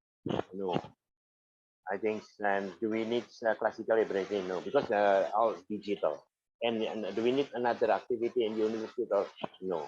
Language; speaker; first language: English; non-native, fluent; Indonesian